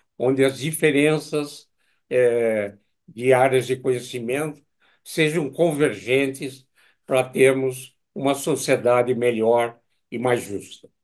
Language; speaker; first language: Portuguese; native; Portuguese